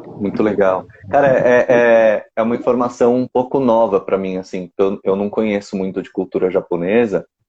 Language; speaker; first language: Portuguese; native; Portuguese